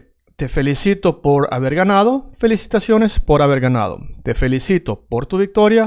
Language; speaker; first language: Spanish; native; Spanish